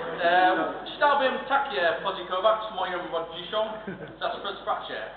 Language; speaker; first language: Polish; non-native, learner; English